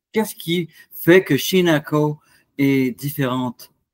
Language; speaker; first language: French; native; French